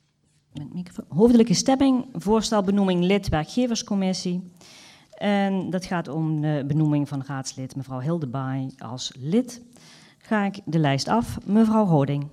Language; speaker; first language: Dutch; native; Dutch